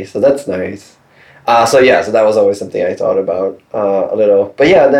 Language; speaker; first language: English; non-native, fluent; Swedish